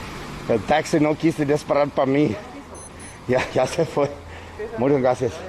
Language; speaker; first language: Spanish; non-native, learner; English